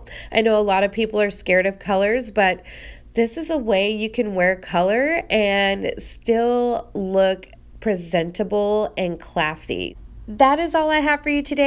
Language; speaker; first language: English; native; English